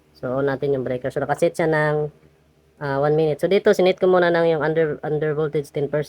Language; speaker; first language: Filipino; non-native, local second language; Cebuano